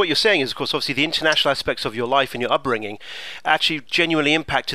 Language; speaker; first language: English; native; English